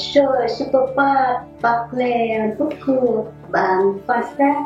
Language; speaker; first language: French; non-native, learner; Vietnamese